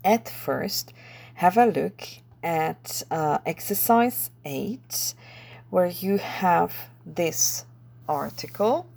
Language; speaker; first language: English; non-native, fluent; Czech